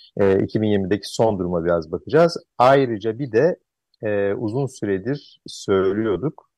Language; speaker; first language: Turkish; native; Turkish